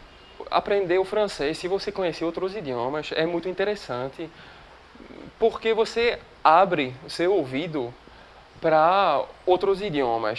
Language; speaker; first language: Portuguese; non-native, fluent; French